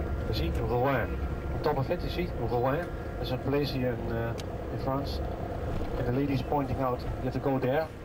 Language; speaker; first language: English; non-native, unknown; Dutch